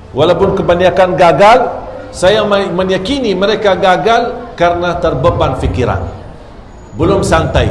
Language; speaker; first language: Malay; non-native, fluent; Arabic